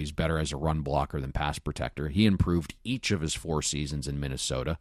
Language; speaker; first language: English; native; English